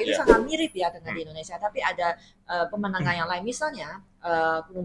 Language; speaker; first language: Indonesian; non-native, fluent; Chinese